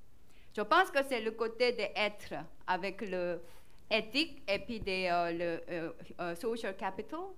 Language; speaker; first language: French; non-native, learner; Korean